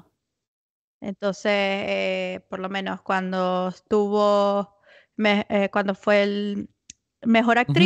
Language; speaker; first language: Spanish; native; Spanish